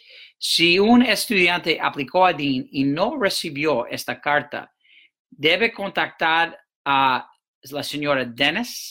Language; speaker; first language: Spanish; non-native, fluent; English